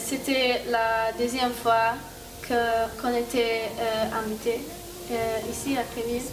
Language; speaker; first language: French; non-native, fluent; Hungarian